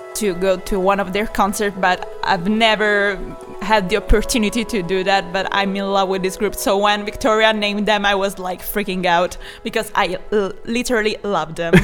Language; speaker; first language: English; non-native, fluent; Italian